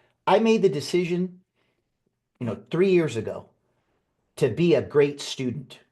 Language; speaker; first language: English; native; English